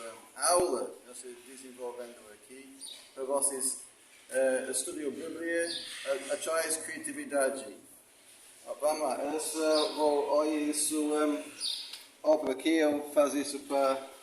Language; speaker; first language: Portuguese; non-native, learner; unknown